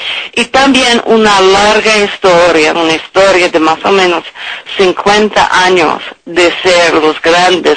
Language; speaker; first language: Spanish; non-native, learner; English